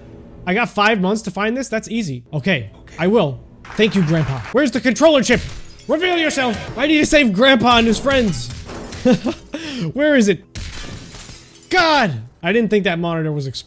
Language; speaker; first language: English; native; English